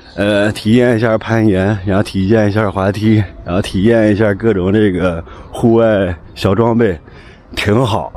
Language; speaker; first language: Chinese; native; Chinese